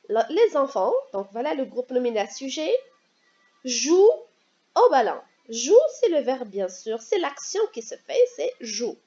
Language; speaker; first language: French; non-native, local second language; Arabic